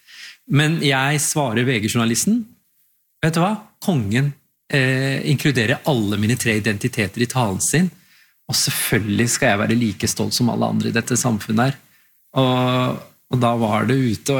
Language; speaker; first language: Norwegian; early bilingual, other home language; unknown